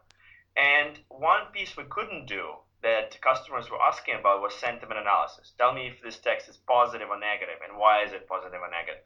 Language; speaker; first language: English; non-native, fluent; Ukrainian